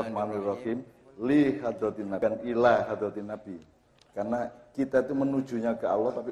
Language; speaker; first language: Indonesian; non-native, local second language; Javanese